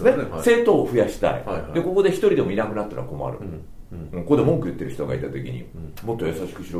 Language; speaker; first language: Japanese; native; Japanese